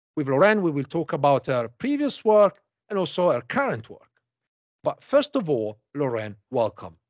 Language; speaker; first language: English; non-native, fluent; Italian